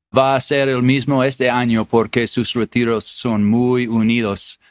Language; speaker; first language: Spanish; non-native, learner; English